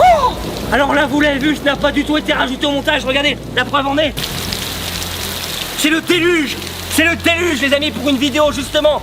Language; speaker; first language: French; native; French